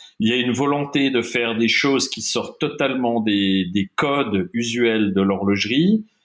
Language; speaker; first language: French; non-native, local second language; German